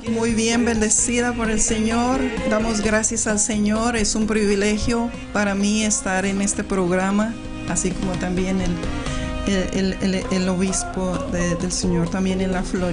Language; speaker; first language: Spanish; native; Spanish